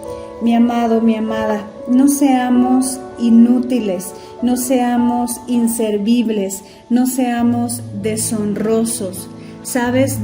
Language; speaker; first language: Spanish; native; Spanish